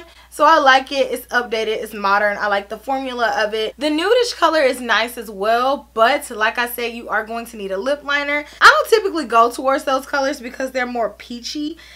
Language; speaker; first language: English; native; English